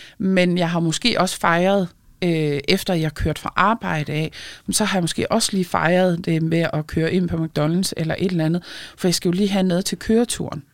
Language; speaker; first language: Danish; early bilingual, other home language; Lithuanian